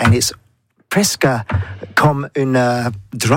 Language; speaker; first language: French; non-native, learner; English